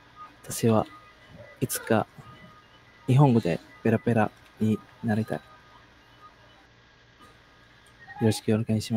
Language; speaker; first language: Japanese; non-native, learner; Filipino